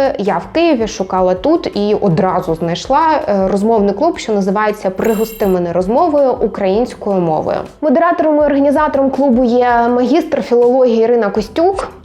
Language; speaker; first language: Ukrainian; non-native, local second language; Russian